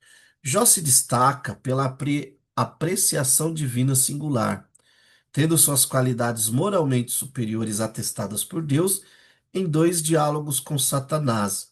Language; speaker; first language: Portuguese; native; Portuguese